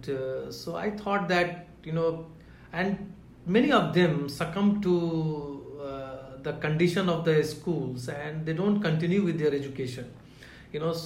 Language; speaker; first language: English; non-native, local second language; Hindi